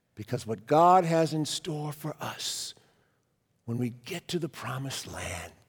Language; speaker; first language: English; native; English